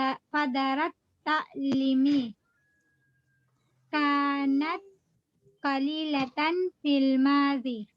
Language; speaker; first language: Arabic; non-native, learner; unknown